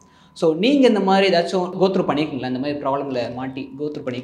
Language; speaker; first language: Tamil; native; Tamil